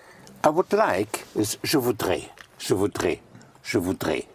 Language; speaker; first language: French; non-native, fluent; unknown